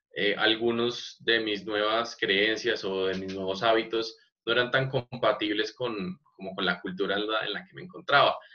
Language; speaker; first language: Spanish; native; Spanish